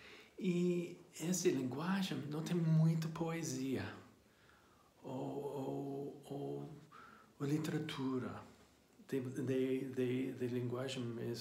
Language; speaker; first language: Portuguese; non-native, fluent; English